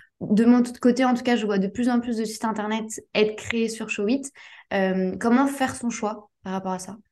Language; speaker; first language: French; native; French